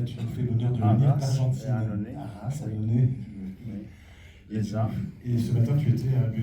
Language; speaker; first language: French; native; French